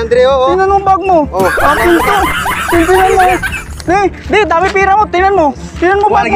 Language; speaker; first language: Filipino; non-native, local second language; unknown